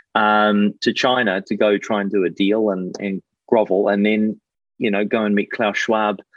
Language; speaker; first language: English; native; English